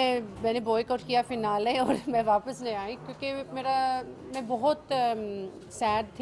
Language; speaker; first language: Hindi; early bilingual, heritage; English